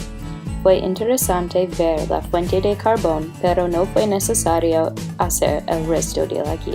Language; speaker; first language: Spanish; non-native, learner; English